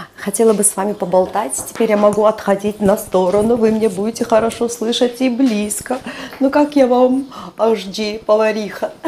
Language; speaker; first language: Russian; non-native, local second language; Georgian